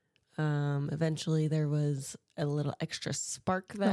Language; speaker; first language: English; native; English